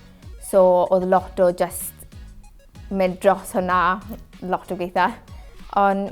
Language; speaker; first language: Welsh; native; Welsh